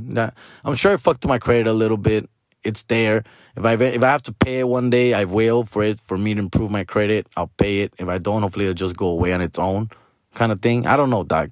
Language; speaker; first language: English; early bilingual, other home language; Spanish